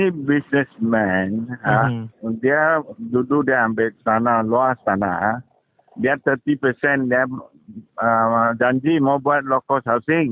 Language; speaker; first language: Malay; non-native, local second language; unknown